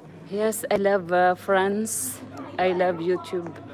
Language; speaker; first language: English; non-native, local second language; Filipino